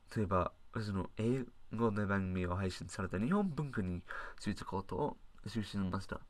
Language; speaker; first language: Japanese; non-native, learner; English